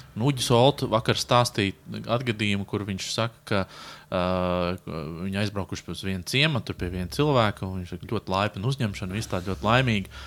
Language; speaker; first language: Latvian; native; Latvian